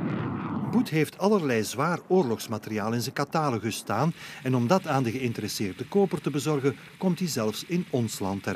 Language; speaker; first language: Dutch; native; Dutch